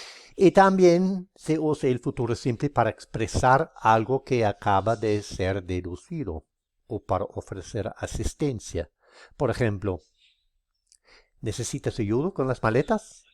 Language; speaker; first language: Spanish; non-native, fluent; English